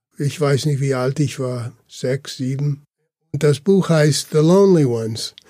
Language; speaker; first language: German; early bilingual, heritage; German